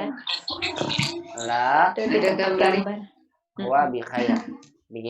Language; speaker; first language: Arabic; non-native, fluent; Indonesian